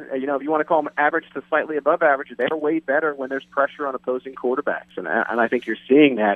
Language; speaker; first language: English; native; English